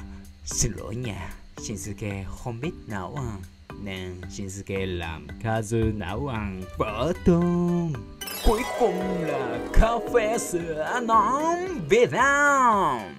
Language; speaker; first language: Vietnamese; non-native, learner; Japanese